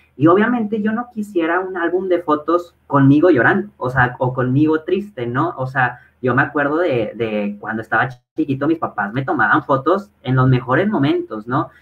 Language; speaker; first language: Spanish; native; Spanish